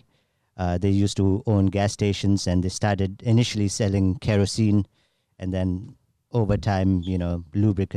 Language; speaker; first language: English; non-native, local second language; Gujarati